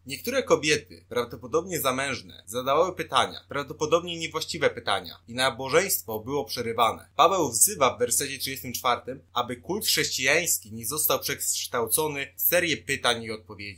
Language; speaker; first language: Polish; native; Polish